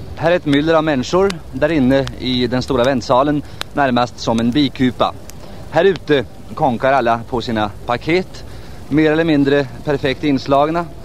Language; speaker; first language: Swedish; native; Swedish